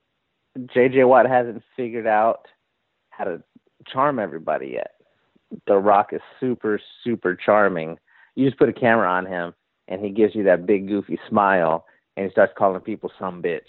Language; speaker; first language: English; native; English